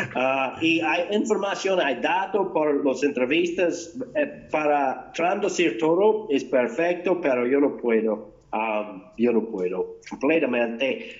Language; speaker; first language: Spanish; non-native, learner; English